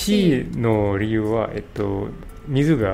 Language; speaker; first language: Japanese; non-native, learner; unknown